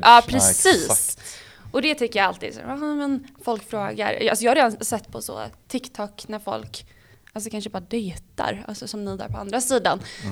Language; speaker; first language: Swedish; native; Swedish